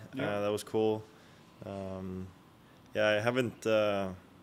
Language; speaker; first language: English; non-native, fluent; Swedish